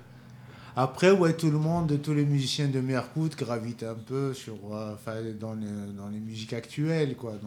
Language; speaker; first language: French; non-native, local second language; Kabyle